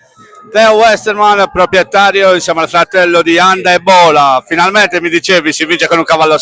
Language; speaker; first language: Italian; native; Italian